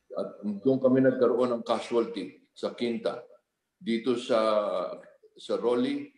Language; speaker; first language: Filipino; native; Filipino